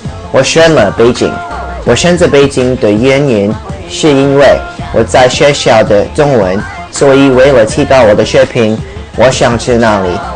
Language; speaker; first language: Chinese; non-native, learner; English